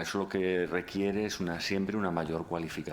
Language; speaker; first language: Spanish; native; Spanish